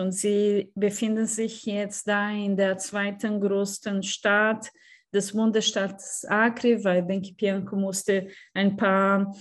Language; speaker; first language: German; non-native, fluent; Portuguese